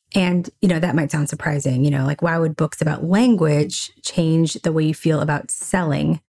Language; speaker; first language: English; native; English